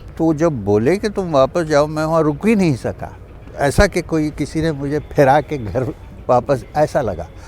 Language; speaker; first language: Hindi; non-native, local second language; Urdu